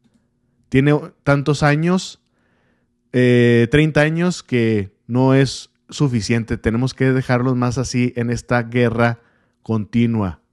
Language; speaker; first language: Spanish; native; Spanish